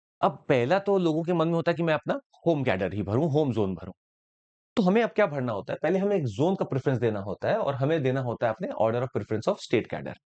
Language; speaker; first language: Hindi; native; Hindi